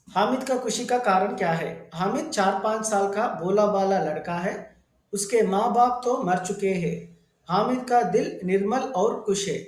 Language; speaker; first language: Hindi; non-native, local second language; Telugu